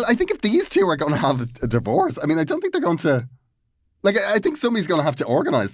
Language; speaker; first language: English; native; English